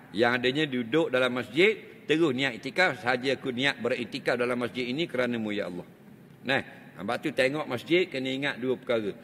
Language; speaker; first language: Malay; native; Malay